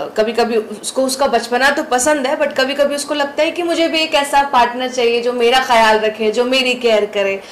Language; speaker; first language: Hindi; native; Hindi